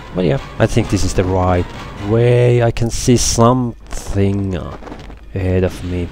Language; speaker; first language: English; non-native, fluent; Finnish